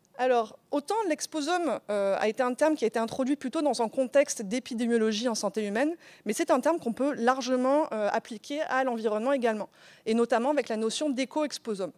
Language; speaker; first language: French; native; French